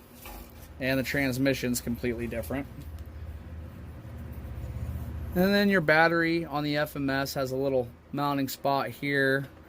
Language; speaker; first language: English; native; English